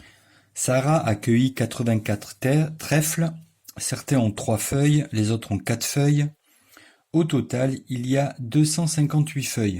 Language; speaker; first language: French; native; French